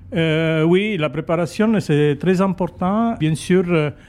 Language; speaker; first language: French; non-native, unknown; Italian